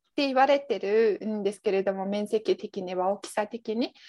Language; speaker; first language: Japanese; non-native, fluent; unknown